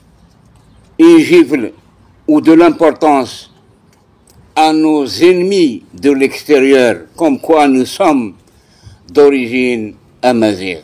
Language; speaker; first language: French; non-native, local second language; Kabyle